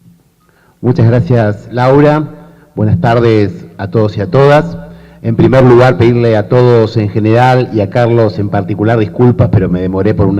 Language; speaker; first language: Spanish; native; Spanish